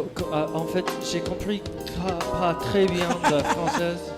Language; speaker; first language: French; non-native, learner; English